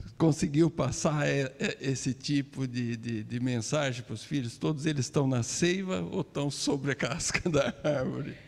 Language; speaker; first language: Portuguese; native; Portuguese